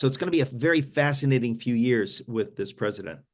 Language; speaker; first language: English; native; English